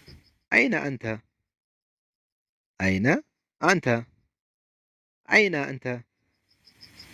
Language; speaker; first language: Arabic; non-native, fluent; Amharic